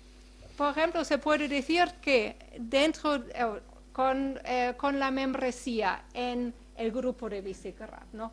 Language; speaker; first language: Spanish; non-native, fluent; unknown